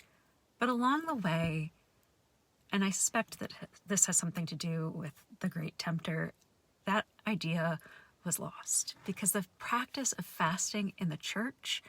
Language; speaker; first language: English; native; English